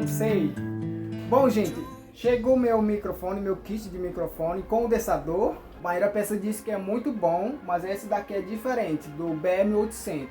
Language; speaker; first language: Portuguese; non-native, local second language; Ticuna